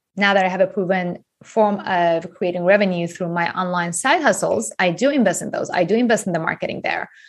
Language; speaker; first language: English; non-native, fluent; Persian